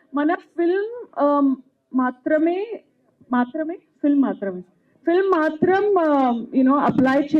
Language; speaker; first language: Telugu; non-native, fluent; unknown